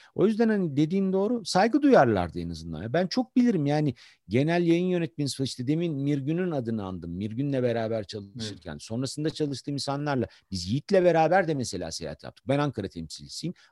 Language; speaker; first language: Turkish; native; Turkish